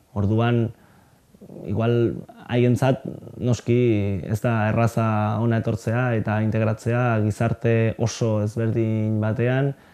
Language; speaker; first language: Basque; non-native, fluent; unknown